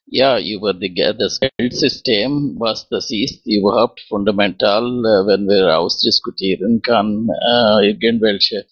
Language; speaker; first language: German; non-native, learner; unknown